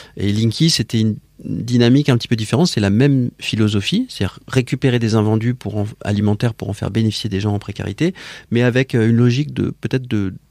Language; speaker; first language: French; native; French